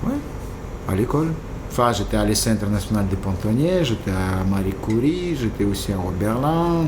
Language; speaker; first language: French; non-native, fluent; Russian